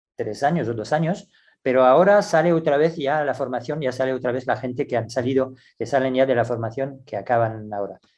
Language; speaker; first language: Spanish; non-native, fluent; French